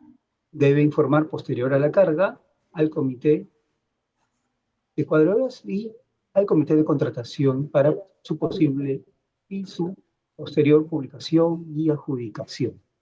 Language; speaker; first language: Spanish; native; Spanish